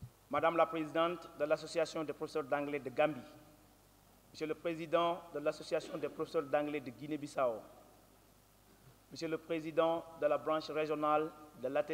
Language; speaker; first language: French; non-native, local second language; Wolof